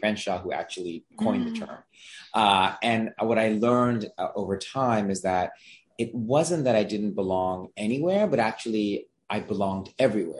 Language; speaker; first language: English; non-native, fluent; Gujarati